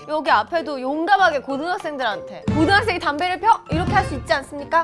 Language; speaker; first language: Korean; native; Korean